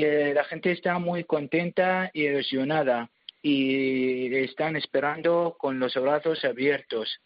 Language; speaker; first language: Spanish; non-native, learner; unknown